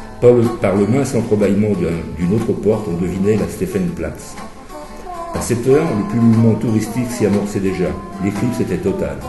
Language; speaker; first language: French; native; French